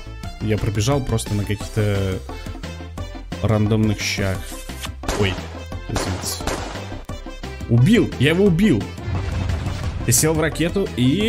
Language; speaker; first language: Russian; native; Russian